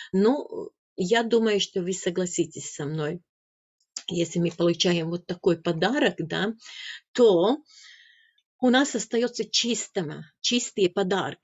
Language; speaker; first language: Russian; non-native, fluent; Latvian